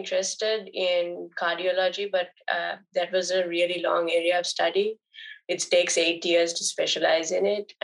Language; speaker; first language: English; non-native, local second language; Sinhala